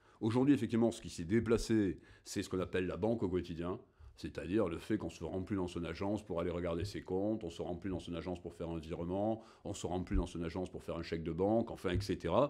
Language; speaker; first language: French; native; French